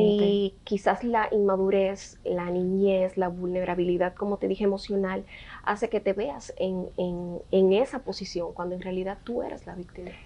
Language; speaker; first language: Spanish; native; Spanish